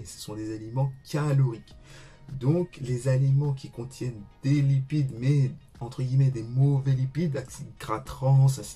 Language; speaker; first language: French; native; French